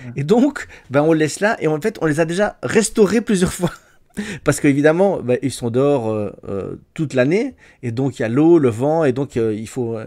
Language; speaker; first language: French; native; French